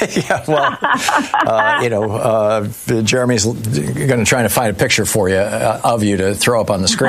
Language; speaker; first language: English; native; English